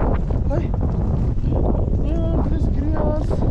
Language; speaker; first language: Russian; non-native, learner; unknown